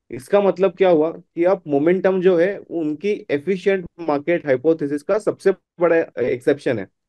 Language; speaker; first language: Hindi; non-native, local second language; Gujarati